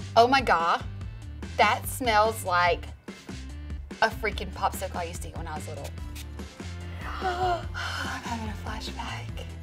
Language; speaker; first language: English; native; English